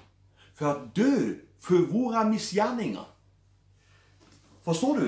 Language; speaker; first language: Swedish; non-native, fluent; German